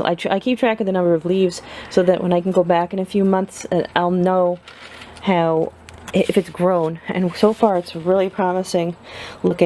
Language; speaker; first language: English; native; English